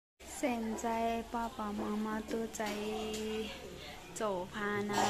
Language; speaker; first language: Chinese; non-native, learner; Nepali